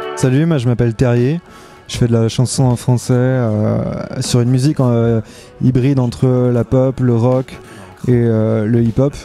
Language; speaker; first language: French; native; French